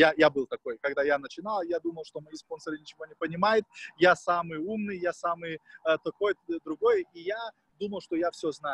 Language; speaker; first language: Russian; non-native, fluent; Lithuanian